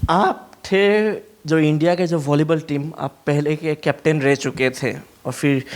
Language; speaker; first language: Hindi; non-native, local second language; Assamese